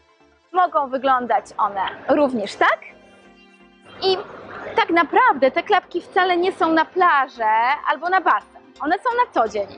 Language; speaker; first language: Polish; native; Polish